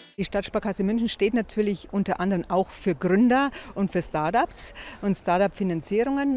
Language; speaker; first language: German; native; German